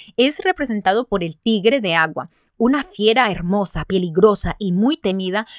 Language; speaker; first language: Spanish; early bilingual, other home language; English